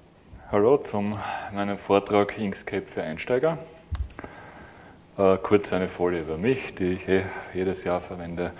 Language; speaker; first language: German; native; German